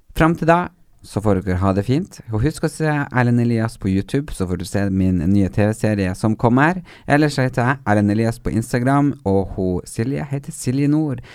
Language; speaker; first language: Norwegian; native; Norwegian